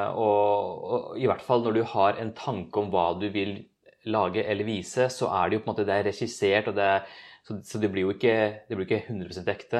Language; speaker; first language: Norwegian; early bilingual, other home language; Urdu